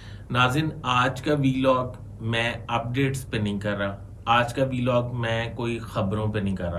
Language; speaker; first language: Urdu; native; Urdu